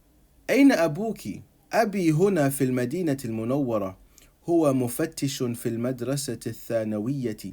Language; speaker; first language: Arabic; non-native, fluent; English